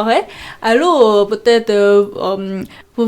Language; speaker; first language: French; non-native, learner; Korean